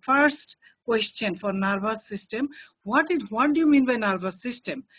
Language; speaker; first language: English; non-native, local second language; Bangla